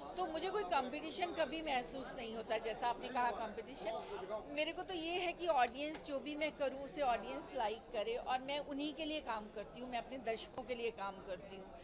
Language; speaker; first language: Hindi; non-native, local second language; Punjabi